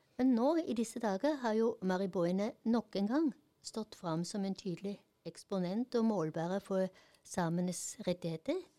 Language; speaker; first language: Norwegian; non-native, fluent; German